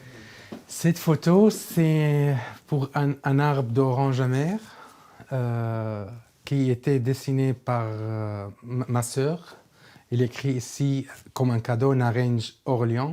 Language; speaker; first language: French; non-native, learner; Arabic